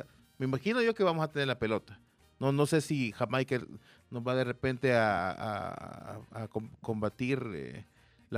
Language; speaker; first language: Spanish; native; Spanish